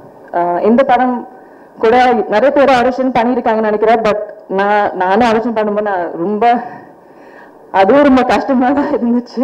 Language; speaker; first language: Tamil; non-native, fluent; Malayalam